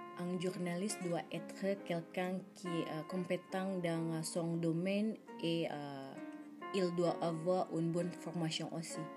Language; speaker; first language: French; non-native, learner; Indonesian